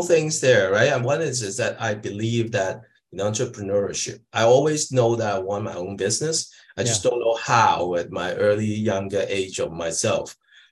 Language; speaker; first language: English; non-native, local second language; Cantonese